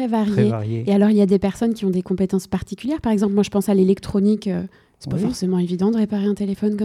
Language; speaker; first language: French; native; French